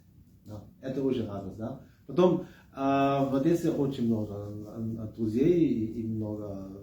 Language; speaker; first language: Russian; non-native, fluent; German